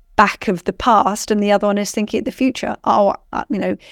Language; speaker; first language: English; native; English